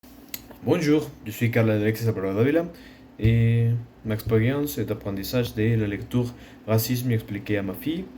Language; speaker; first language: French; non-native, learner; Spanish